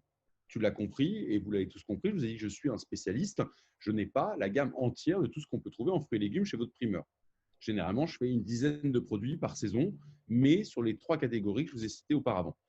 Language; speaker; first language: French; native; French